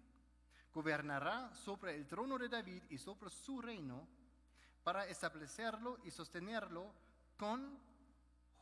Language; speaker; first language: Spanish; non-native, fluent; German